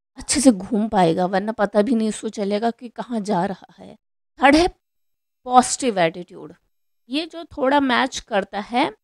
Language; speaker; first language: Hindi; native; Hindi